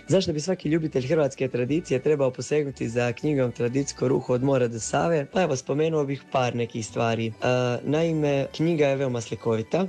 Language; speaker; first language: Croatian; native; Croatian